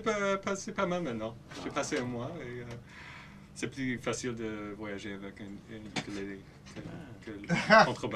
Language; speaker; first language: French; non-native, local second language; English